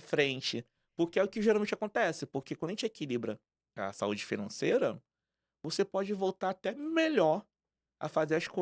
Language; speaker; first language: Portuguese; native; Portuguese